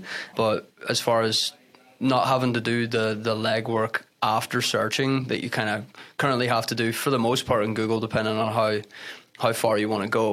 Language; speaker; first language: English; native; English